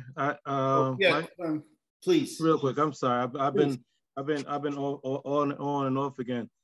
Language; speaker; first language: English; native; English